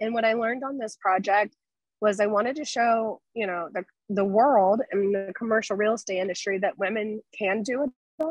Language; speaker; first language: English; native; English